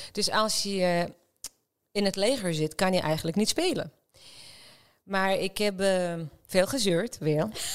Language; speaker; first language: Dutch; non-native, fluent; Hebrew